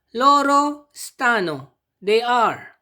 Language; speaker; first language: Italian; non-native, fluent; Filipino